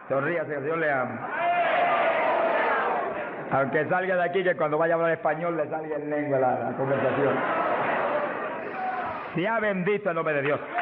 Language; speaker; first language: Spanish; native; Spanish